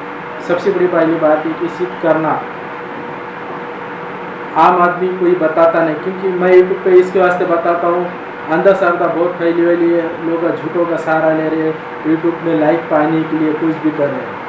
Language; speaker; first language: Hindi; non-native, local second language; Marathi